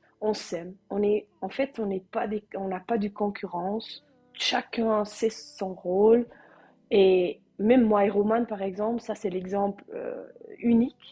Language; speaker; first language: French; non-native, learner; Dutch